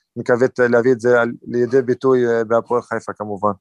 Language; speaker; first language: Hebrew; non-native, local second language; Arabic